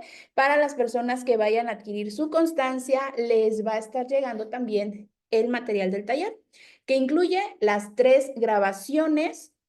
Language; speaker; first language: Spanish; native; Spanish